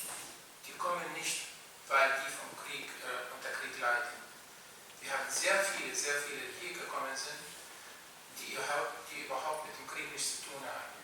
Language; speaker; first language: German; non-native, fluent; Arabic